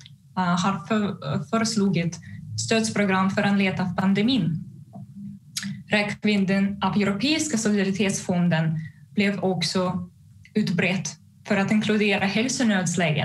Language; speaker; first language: Swedish; non-native, fluent; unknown